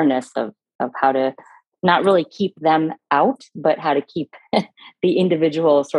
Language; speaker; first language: English; native; English